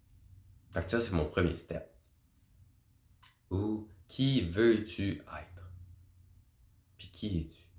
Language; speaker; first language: French; native; French